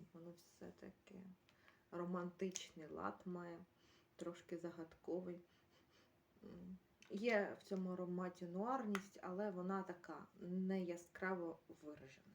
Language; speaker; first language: Ukrainian; native; Ukrainian